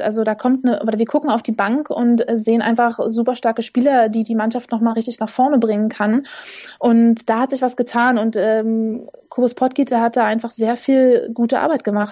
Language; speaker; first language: German; native; German